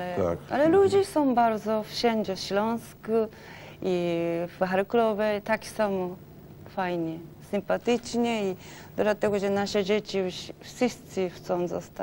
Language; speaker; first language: Polish; non-native, learner; Japanese